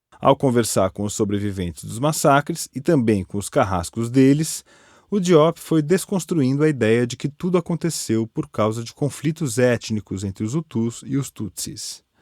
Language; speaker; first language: Portuguese; native; Portuguese